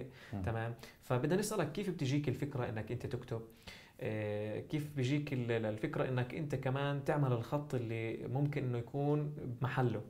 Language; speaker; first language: Arabic; native; Arabic